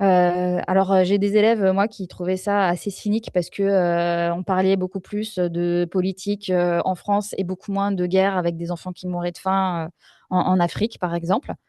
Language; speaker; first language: French; native; French